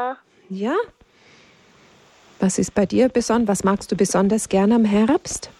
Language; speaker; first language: German; native; German